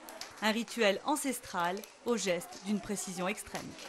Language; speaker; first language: French; native; French